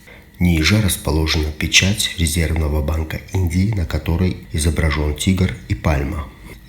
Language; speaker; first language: Russian; native; Russian